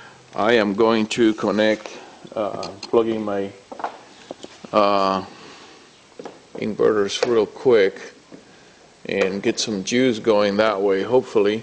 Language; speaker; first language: English; native; English